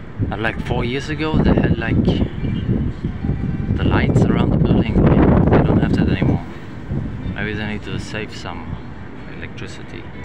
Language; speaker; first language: English; non-native, fluent; German